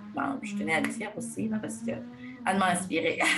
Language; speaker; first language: French; non-native, local second language; Lingala